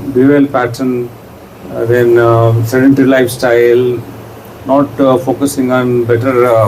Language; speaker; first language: English; non-native, local second language; Telugu